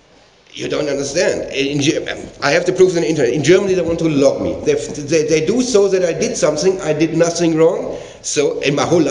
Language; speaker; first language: English; non-native, learner; German